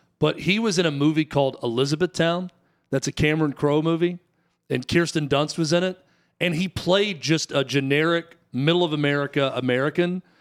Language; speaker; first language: English; native; English